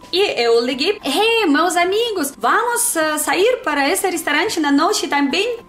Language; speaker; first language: Portuguese; non-native, learner; Russian